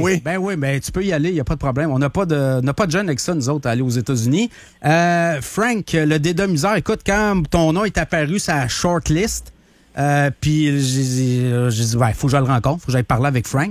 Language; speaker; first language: French; native; French